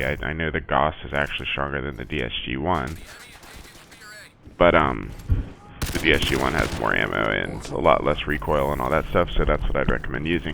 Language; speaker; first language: English; native; English